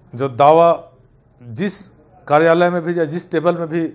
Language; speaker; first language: Hindi; native; Hindi